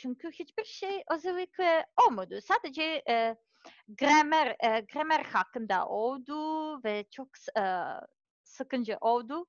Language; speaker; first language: Turkish; non-native, learner; Serbian